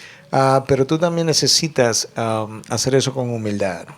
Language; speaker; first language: Spanish; native; Spanish